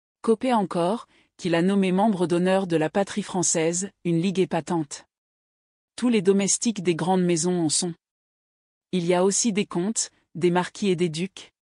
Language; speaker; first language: French; native; French